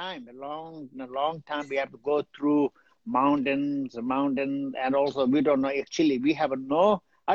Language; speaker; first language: English; non-native, local second language; Tibetan